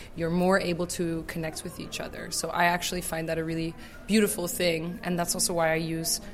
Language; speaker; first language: English; native; English